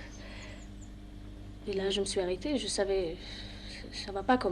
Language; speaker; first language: French; non-native, fluent; German